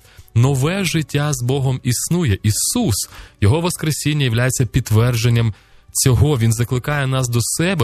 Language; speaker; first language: Ukrainian; native; Ukrainian